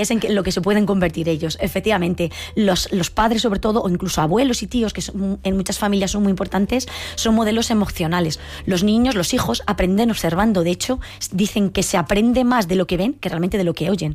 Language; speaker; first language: Spanish; native; Spanish